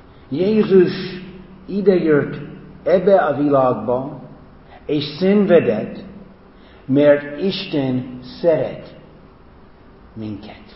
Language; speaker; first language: Hungarian; non-native, fluent; English